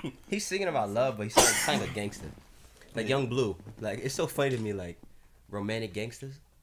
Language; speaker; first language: English; native; English